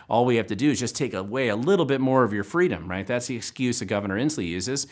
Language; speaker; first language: English; native; English